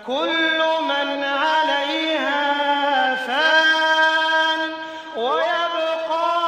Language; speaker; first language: Arabic; native; Arabic